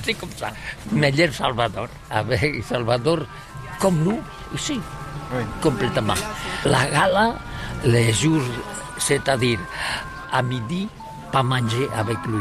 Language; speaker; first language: French; non-native, learner; Catalan